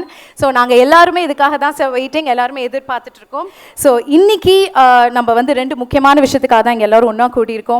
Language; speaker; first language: Tamil; native; Tamil